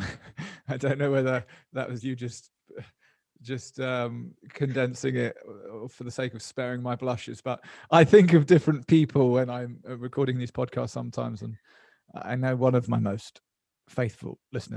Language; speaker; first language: English; native; English